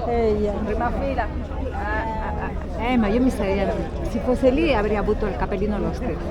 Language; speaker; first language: Italian; non-native, fluent; Spanish